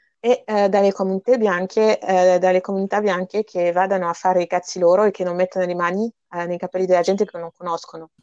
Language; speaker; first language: Italian; early bilingual, other home language; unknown